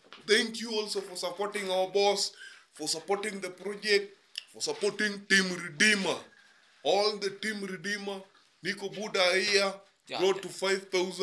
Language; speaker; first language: English; non-native, learner; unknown